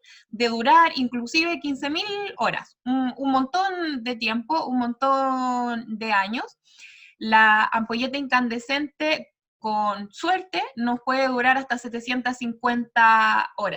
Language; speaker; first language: Spanish; native; Spanish